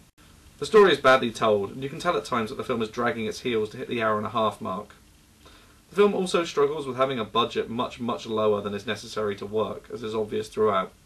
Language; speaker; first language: English; native; English